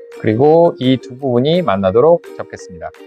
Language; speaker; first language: Korean; native; Korean